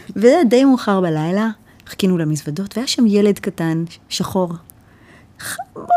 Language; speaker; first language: Hebrew; early bilingual, heritage; Hebrew